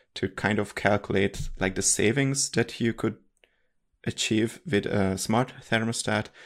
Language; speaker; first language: English; non-native, fluent; Hungarian